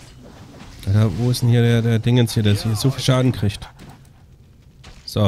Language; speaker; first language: German; native; German